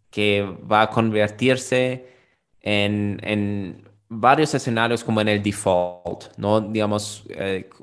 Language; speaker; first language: Spanish; non-native, fluent; German